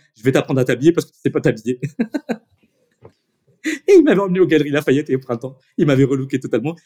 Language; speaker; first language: French; native; French